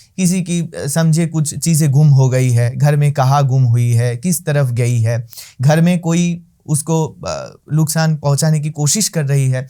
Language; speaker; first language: Hindi; non-native, local second language; Bangla